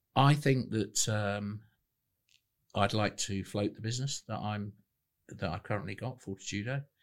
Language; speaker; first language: English; native; English